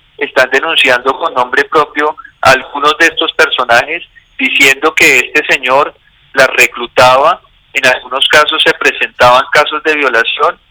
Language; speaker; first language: Spanish; native; Spanish